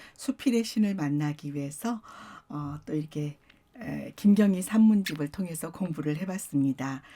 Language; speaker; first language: Korean; native; Korean